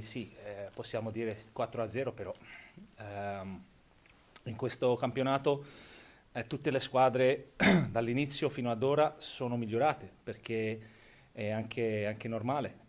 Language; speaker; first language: Italian; non-native, fluent; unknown